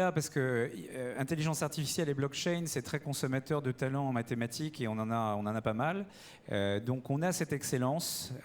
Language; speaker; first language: French; native; French